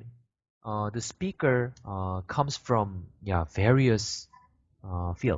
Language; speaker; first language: English; non-native, fluent; Korean